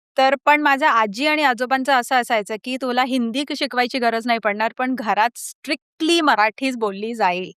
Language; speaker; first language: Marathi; early bilingual, heritage; Marathi